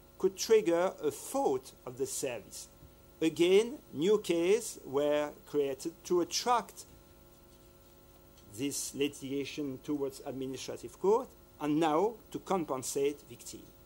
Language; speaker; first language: English; non-native, fluent; French